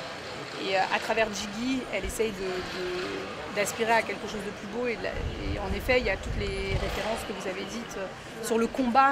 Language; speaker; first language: French; native; French